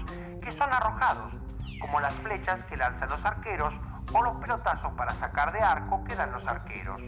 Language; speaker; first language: Spanish; native; Spanish